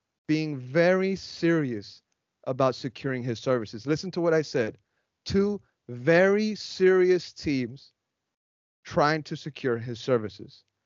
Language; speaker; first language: English; native; English